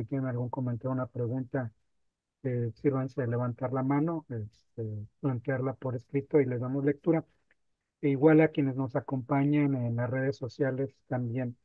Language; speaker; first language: Spanish; native; Spanish